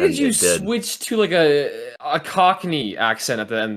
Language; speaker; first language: English; native; English